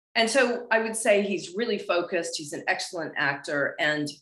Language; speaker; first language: English; native; English